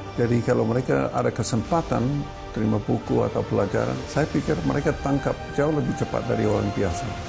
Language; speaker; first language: Indonesian; non-native, fluent; English